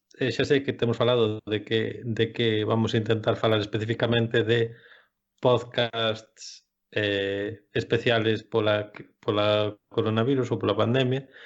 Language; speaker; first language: Galician; non-native, local second language; Spanish